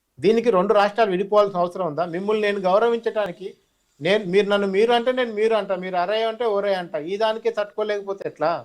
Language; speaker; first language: Telugu; native; Telugu